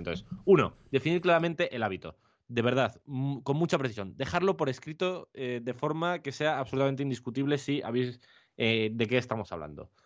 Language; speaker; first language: Spanish; native; Spanish